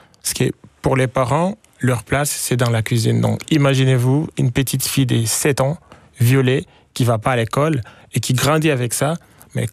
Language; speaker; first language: French; non-native, local second language; Swahili